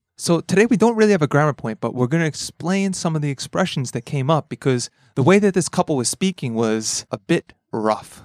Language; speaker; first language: English; native; English